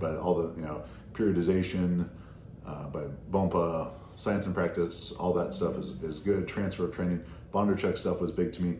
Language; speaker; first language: English; native; English